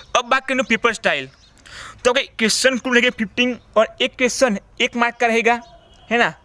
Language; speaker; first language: Hindi; non-native, local second language; Gujarati